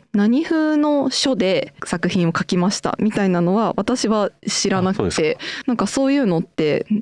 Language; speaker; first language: Japanese; native; Japanese